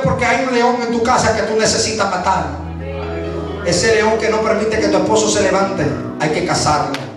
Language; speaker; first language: Spanish; native; Spanish